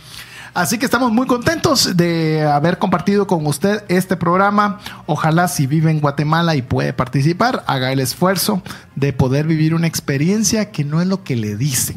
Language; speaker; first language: Spanish; native; Spanish